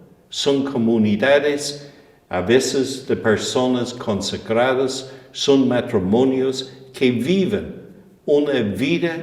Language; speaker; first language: Spanish; non-native, fluent; English